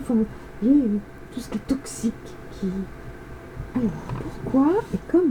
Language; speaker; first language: French; native; French